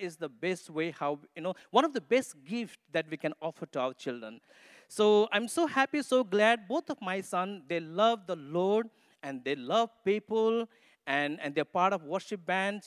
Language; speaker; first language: English; non-native, local second language; Nepali